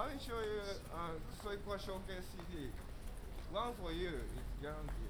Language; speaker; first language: English; non-native, learner; Japanese